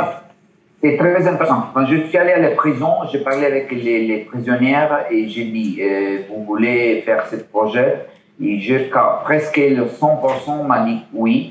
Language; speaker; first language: French; non-native, learner; Italian